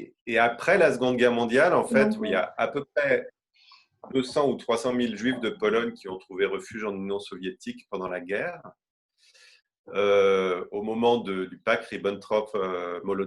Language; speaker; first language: French; native; French